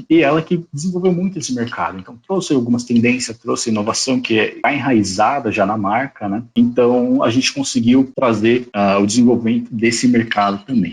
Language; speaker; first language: Portuguese; native; Portuguese